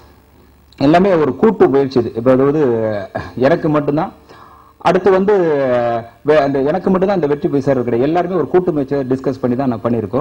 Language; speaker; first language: Tamil; native; Tamil